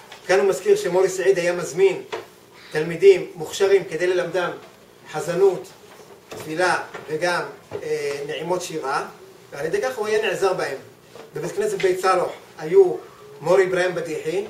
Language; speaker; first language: Hebrew; native; Hebrew